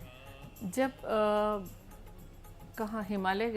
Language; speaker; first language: Hindi; native; Hindi